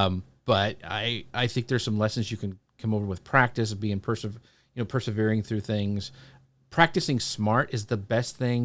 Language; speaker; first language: English; native; English